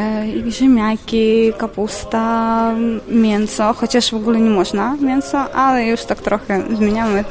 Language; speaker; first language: Polish; non-native, fluent; Ukrainian